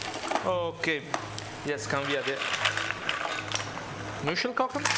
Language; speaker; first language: German; non-native, learner; Italian